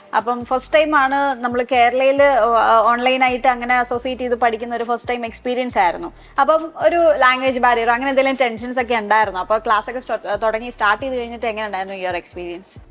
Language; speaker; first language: Malayalam; native; Malayalam